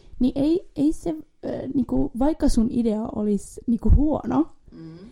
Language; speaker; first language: Finnish; early bilingual, heritage; Finnish